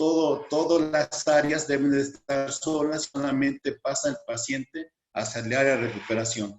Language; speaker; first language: Spanish; native; Spanish